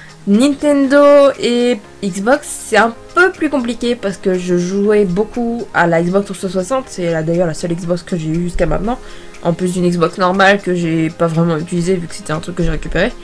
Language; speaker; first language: French; native; French